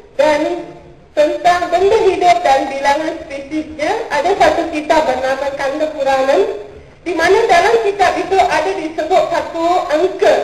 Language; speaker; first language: Malay; non-native, local second language; Tamil